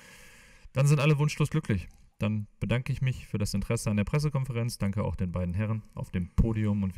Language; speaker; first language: German; native; German